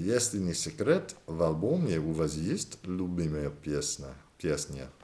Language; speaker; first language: Russian; non-native, learner; English